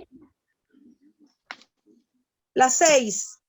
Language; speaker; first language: Spanish; native; Spanish